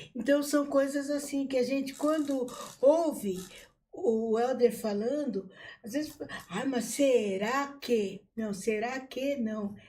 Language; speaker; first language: Portuguese; native; Portuguese